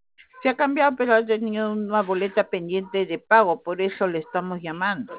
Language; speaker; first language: Spanish; native; Spanish